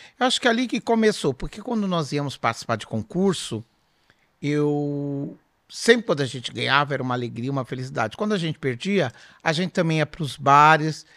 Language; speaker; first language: Portuguese; native; Portuguese